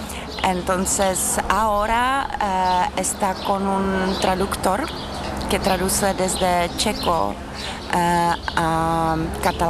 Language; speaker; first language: Spanish; non-native, fluent; Czech